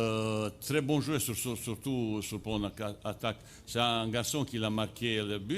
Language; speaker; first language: French; non-native, fluent; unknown